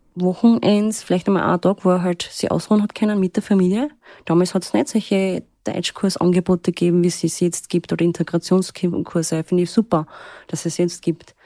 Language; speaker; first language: German; early bilingual, other home language; Turkish